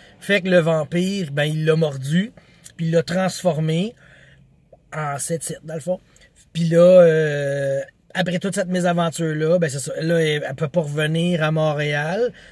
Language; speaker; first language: French; native; French